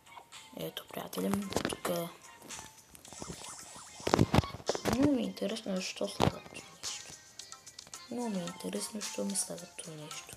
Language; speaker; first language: Bulgarian; non-native, local second language; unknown